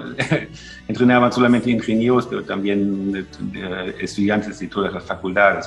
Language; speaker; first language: Spanish; non-native, fluent; German